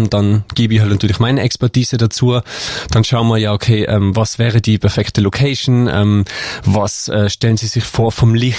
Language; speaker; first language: German; native; German